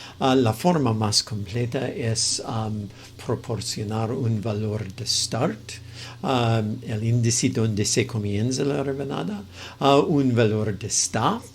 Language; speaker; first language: Spanish; non-native, fluent; English